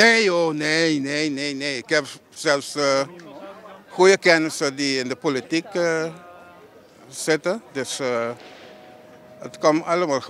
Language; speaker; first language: Dutch; non-native, local second language; Papiamento